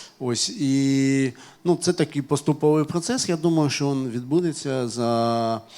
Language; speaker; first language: Ukrainian; non-native, local second language; Russian